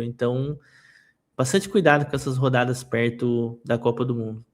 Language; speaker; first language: Portuguese; native; Portuguese